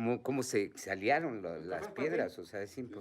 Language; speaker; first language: Spanish; native; Spanish